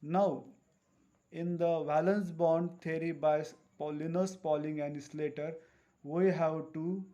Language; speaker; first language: English; non-native, local second language; Marathi